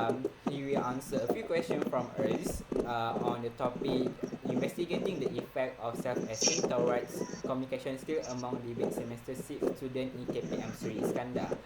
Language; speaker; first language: English; non-native, local second language; Malay